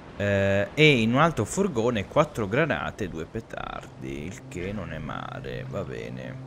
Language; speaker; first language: Italian; native; Italian